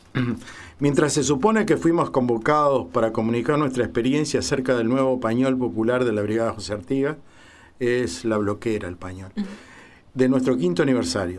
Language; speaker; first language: Spanish; native; Spanish